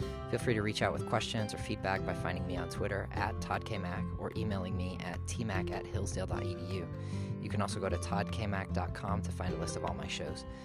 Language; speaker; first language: English; native; English